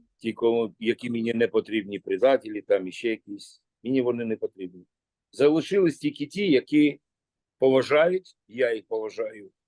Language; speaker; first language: Ukrainian; native; Ukrainian